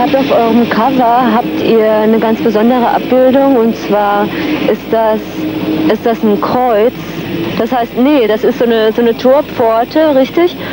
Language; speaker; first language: German; native; German